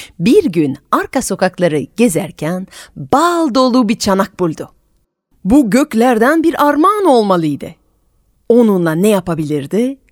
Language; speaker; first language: Turkish; non-native, fluent; French